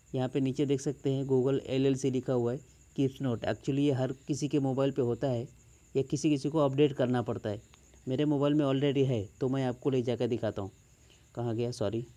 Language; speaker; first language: Hindi; non-native, local second language; Bangla